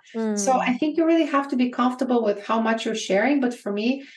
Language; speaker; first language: English; non-native, fluent; Bulgarian